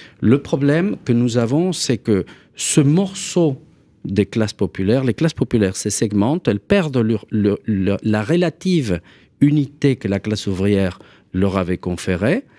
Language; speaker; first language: French; non-native, fluent; Spanish